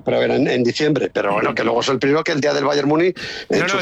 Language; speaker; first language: Spanish; native; Spanish